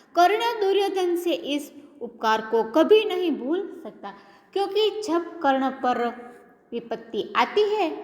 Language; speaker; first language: Hindi; non-native, local second language; Gujarati